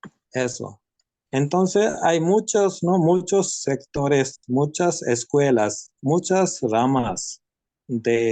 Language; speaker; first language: Spanish; non-native, learner; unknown